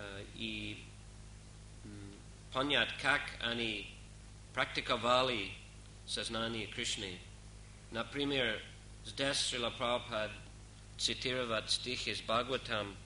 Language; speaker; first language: Russian; non-native, fluent; English